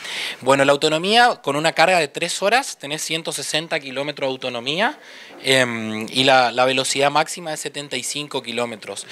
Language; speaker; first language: Spanish; native; Spanish